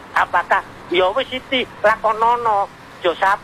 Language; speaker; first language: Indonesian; non-native, local second language; Javanese